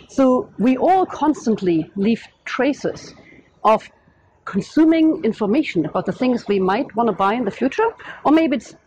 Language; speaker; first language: English; non-native, fluent; German